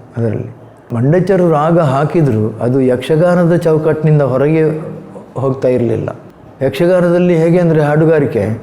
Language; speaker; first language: Kannada; non-native, local second language; Tulu